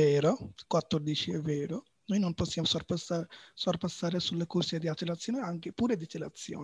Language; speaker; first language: Italian; non-native, learner; Bangla